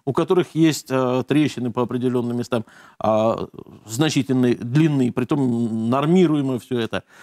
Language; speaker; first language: Russian; native; Russian